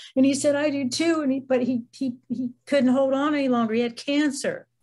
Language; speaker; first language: English; native; English